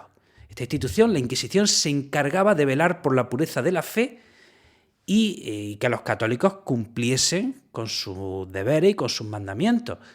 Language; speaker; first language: Spanish; native; Spanish